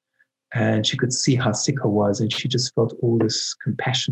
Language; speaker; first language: English; native; English